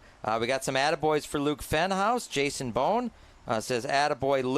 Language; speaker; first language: English; native; English